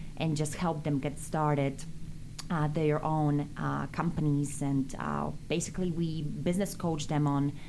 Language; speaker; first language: English; non-native, fluent; Polish